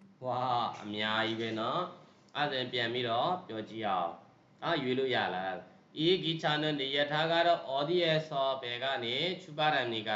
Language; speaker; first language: Korean; non-native, fluent; Burmese